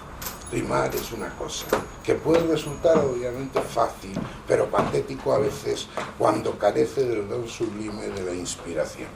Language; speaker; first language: Spanish; native; Spanish